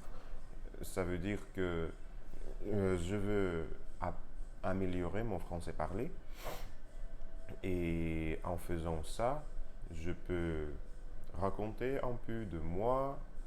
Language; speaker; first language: French; non-native, learner; Russian